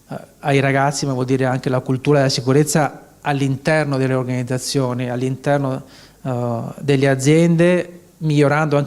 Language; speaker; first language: Italian; native; Italian